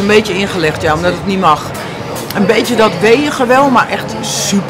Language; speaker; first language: Dutch; native; Dutch